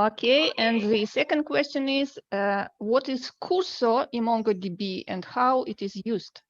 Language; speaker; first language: English; non-native, fluent; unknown